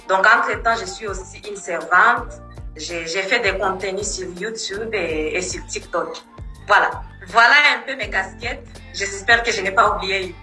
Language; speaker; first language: French; non-native, local second language; Swahili